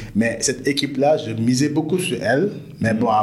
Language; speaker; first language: French; non-native, local second language; Wolof